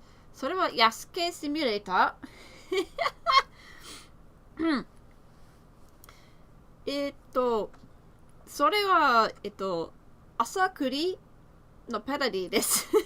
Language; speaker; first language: Japanese; non-native, learner; English